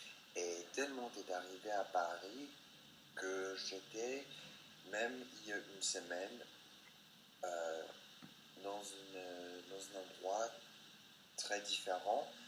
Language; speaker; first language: French; non-native, learner; English